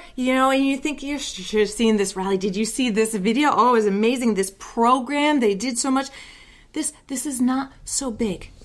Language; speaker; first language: English; native; English